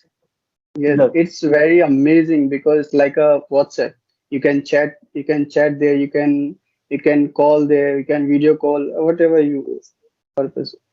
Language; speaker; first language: English; non-native, learner; Hindi